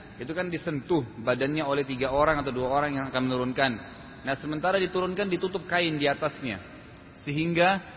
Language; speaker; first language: Indonesian; native; Indonesian